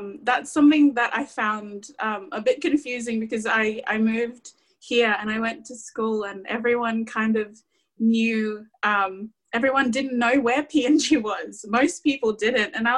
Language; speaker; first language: English; non-native, fluent; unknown